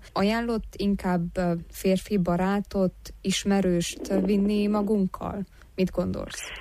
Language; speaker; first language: Hungarian; native; Hungarian